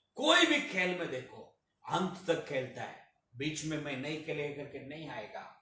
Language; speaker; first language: Hindi; non-native, local second language; Telugu